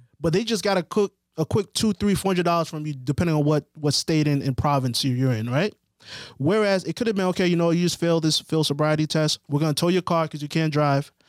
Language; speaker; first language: English; early bilingual, other home language; Haitian Creole